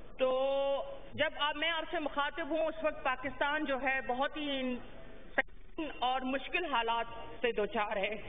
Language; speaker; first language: Urdu; non-native, local second language; Sindhi